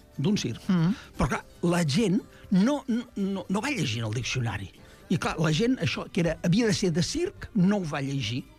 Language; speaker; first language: Catalan; native; Catalan